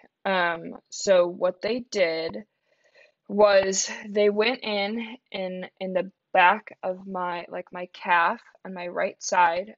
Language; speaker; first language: English; native; English